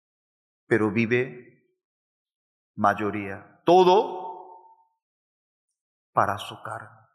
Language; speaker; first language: Spanish; non-native, fluent; Korean